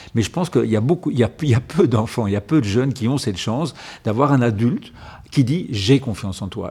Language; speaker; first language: French; native; French